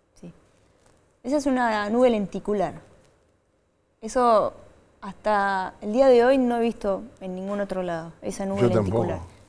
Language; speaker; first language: Spanish; native; Spanish